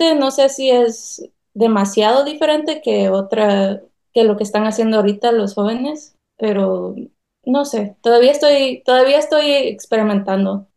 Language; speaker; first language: Spanish; early bilingual, heritage; Spanish